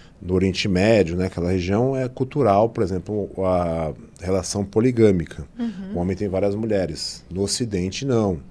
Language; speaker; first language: Portuguese; native; Portuguese